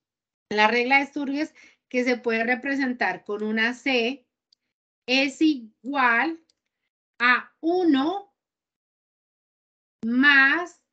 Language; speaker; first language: Spanish; native; Spanish